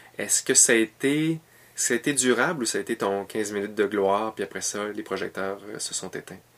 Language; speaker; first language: French; native; French